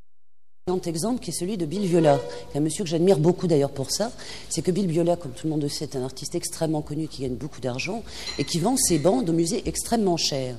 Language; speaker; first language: French; native; French